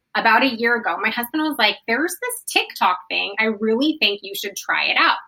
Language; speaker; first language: English; native; English